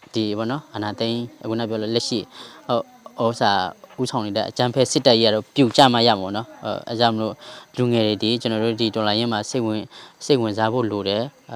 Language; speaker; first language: Burmese; non-native, local second language; S'gaw Karen